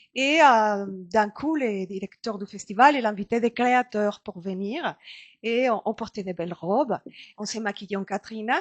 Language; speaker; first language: French; non-native, fluent; Spanish